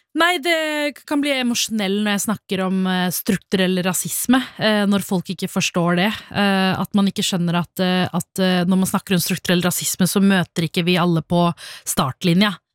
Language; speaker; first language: Norwegian; early bilingual, other home language; Tamil